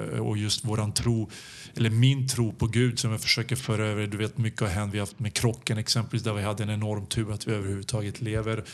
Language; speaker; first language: Swedish; early bilingual, other home language; Serbian